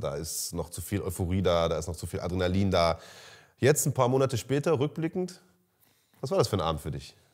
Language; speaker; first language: German; native; German